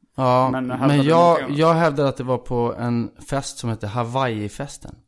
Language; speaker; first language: Swedish; early bilingual, other home language; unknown